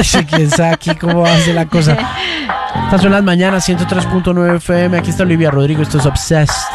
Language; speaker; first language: Spanish; native; Spanish